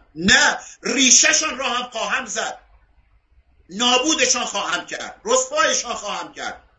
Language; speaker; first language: Persian; non-native, local second language; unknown